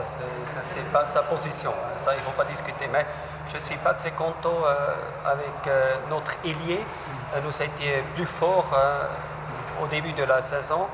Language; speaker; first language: French; non-native, fluent; German